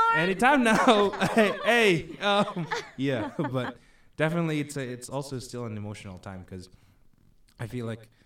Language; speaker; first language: English; non-native, local second language; Filipino